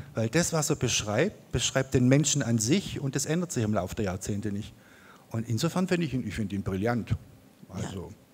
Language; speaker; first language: German; native; German